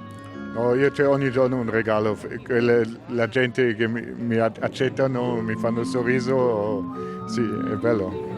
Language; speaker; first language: Italian; non-native, learner; German